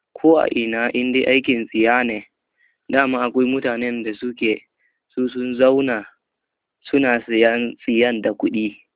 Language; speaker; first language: Hausa; non-native, local second language; Fula